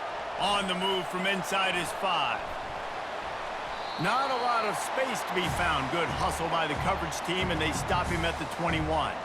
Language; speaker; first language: English; native; English